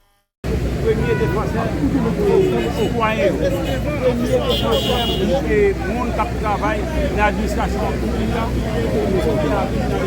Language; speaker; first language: French; non-native, local second language; Haitian Creole